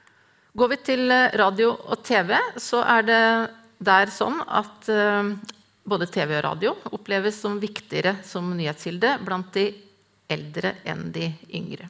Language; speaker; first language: Norwegian; native; Norwegian